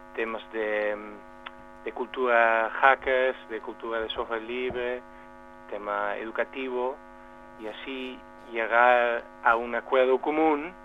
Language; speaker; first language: Spanish; non-native, fluent; Dutch